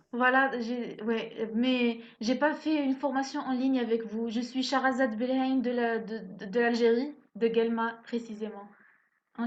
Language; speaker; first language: French; non-native, local second language; Arabic